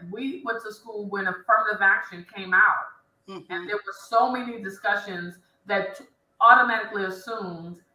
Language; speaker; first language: English; native; English